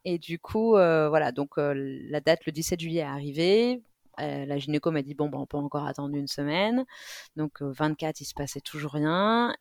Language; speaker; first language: French; native; French